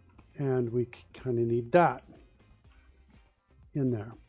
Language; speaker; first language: English; native; English